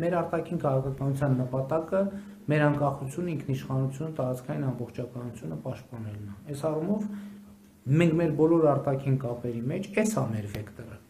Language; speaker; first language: Armenian; native; Armenian